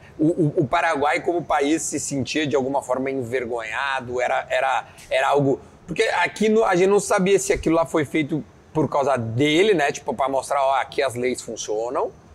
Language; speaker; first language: Portuguese; native; Portuguese